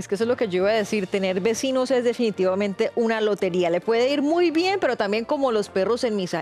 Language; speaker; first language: Spanish; native; Spanish